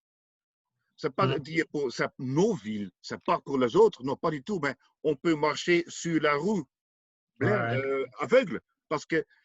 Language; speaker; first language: French; non-native, learner; Dutch